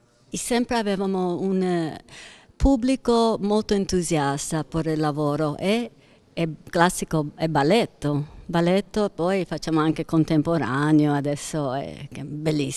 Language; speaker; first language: Italian; non-native, fluent; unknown